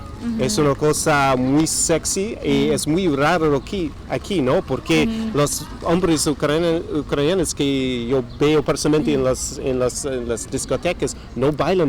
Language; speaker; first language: Spanish; non-native, fluent; English